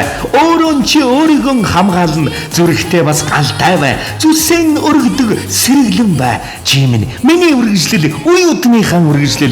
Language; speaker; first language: Mongolian; native; Mongolian